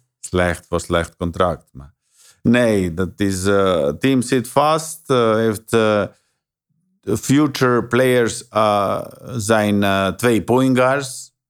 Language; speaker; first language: Dutch; non-native, fluent; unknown